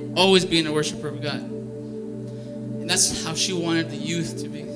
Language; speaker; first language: English; early bilingual, other home language; Spanish